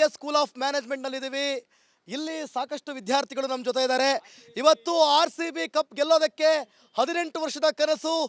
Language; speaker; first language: Kannada; native; Kannada